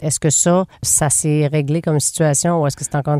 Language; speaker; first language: French; native; French